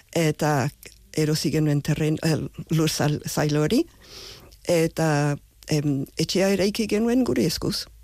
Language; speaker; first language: Basque; early bilingual, other home language; English